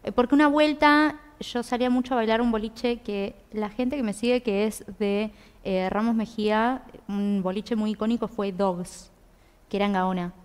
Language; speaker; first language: Spanish; native; Spanish